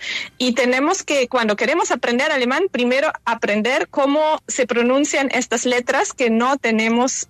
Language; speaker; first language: Spanish; non-native, fluent; German